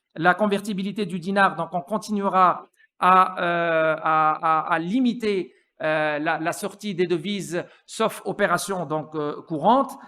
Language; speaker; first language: French; non-native, local second language; Arabic